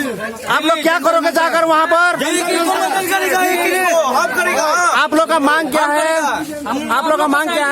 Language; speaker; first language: Hindi; non-native, local second language; Manipuri